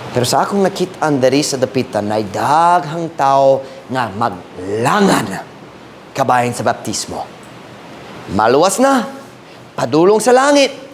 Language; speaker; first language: Cebuano; non-native, fluent; English